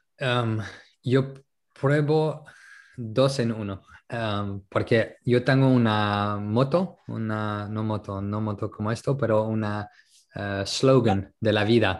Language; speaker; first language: Spanish; non-native, local second language; French